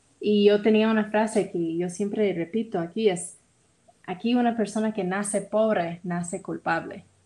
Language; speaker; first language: Spanish; non-native, fluent; English